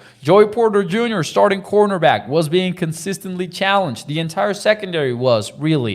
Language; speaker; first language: English; native; English